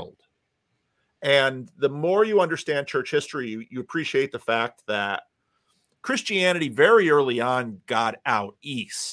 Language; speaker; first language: English; native; English